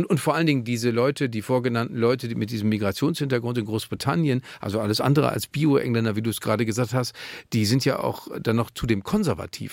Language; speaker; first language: German; native; German